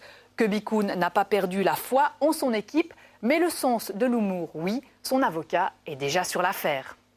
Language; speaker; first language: French; native; French